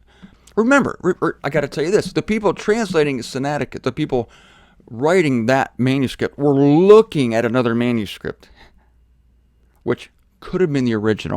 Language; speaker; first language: English; native; English